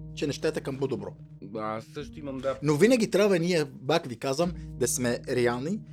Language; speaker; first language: Bulgarian; non-native, fluent; Arabic